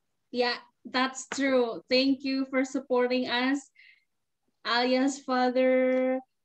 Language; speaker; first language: English; non-native, fluent; Indonesian